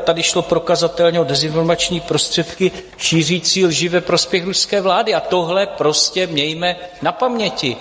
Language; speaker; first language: Czech; native; Czech